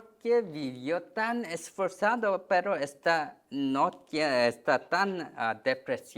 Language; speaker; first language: Spanish; non-native, learner; Korean